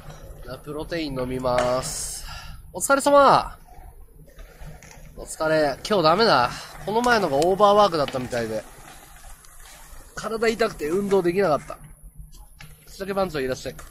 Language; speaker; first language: Japanese; native; Japanese